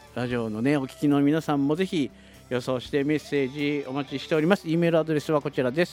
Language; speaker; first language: Japanese; native; Japanese